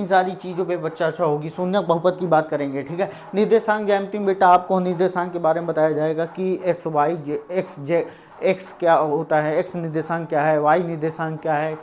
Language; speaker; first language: Hindi; native; Hindi